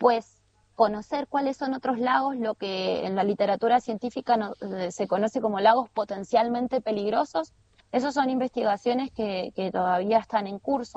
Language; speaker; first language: Spanish; native; Spanish